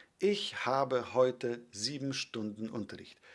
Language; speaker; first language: German; non-native, fluent; Polish